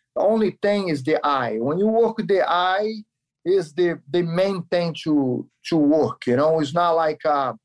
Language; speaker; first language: English; non-native, learner; Kyrgyz